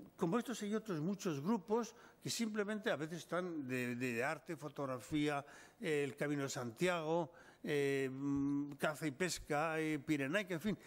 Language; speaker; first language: Spanish; native; Spanish